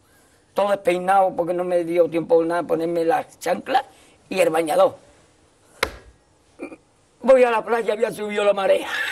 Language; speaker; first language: Spanish; native; Spanish